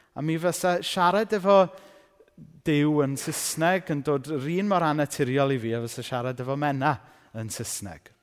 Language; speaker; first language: Welsh; native; Welsh